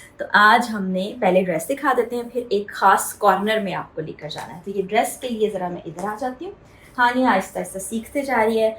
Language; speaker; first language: Urdu; native; Urdu